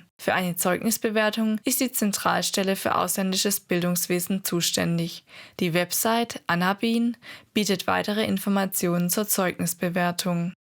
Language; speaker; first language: German; native; German